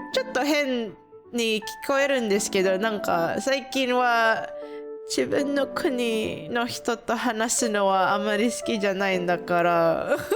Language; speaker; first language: Japanese; non-native, fluent; Indonesian